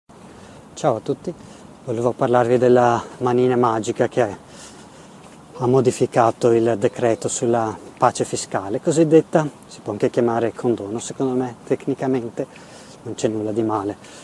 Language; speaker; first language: Italian; native; Italian